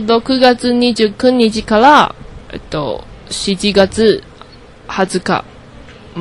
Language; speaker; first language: Japanese; non-native, learner; Chinese